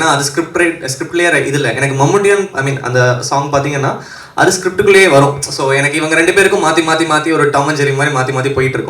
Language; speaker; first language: Tamil; native; Tamil